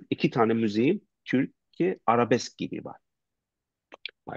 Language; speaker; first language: Turkish; non-native, learner; Persian